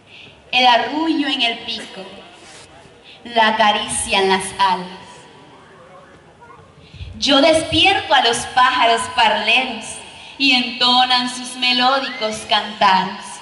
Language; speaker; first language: Spanish; native; Spanish